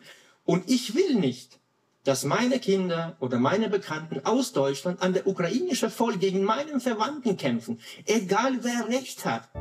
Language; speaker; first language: German; non-native, fluent; Russian